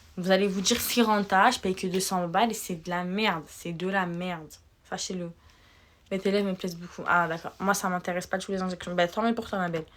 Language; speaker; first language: French; early bilingual, other home language; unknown